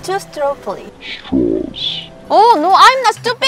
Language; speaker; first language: English; non-native, learner; Korean